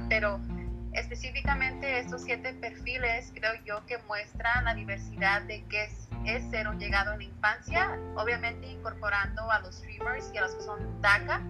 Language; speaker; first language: Spanish; early bilingual, heritage; Spanish